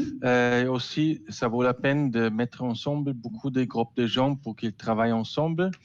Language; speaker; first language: French; non-native, learner; German